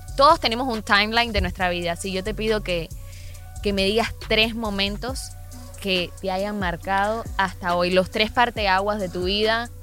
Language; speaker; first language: Spanish; native; Spanish